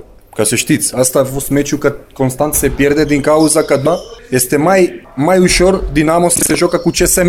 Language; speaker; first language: Romanian; non-native, learner; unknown